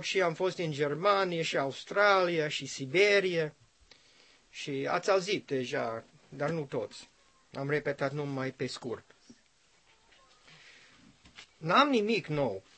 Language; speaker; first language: Romanian; non-native, learner; English